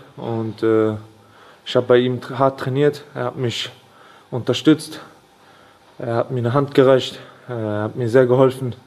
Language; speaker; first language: German; non-native, fluent; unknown